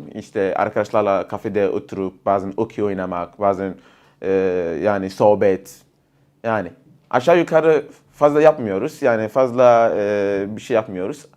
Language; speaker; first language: Turkish; non-native, fluent; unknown